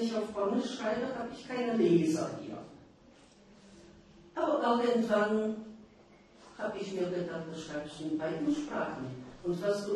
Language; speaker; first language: German; non-native, fluent; Polish